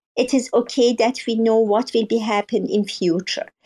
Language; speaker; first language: English; non-native, learner; Persian